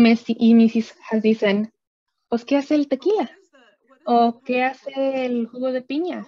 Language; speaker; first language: Spanish; early bilingual, other home language; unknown